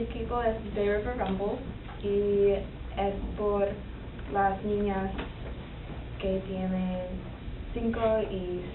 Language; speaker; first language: Spanish; non-native, learner; English